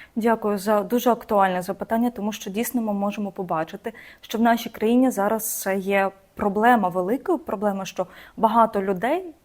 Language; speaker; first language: Ukrainian; non-native, local second language; Russian